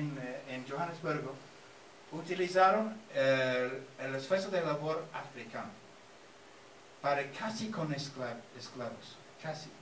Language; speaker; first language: Spanish; non-native, fluent; English